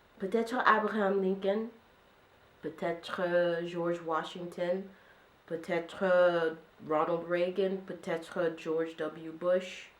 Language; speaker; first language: French; non-native, fluent; English